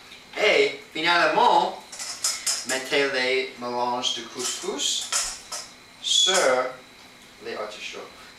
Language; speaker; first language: French; non-native, learner; English